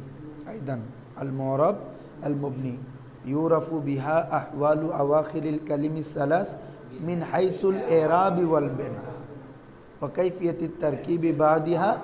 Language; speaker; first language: Arabic; non-native, fluent; Bangla